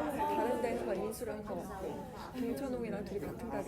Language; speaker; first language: Korean; native; Korean